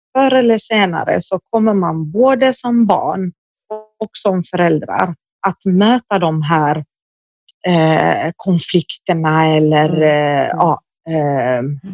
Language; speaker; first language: Swedish; early bilingual, other home language; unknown